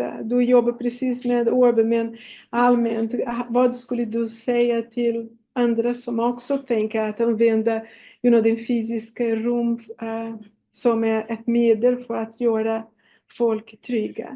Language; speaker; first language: Swedish; non-native, fluent; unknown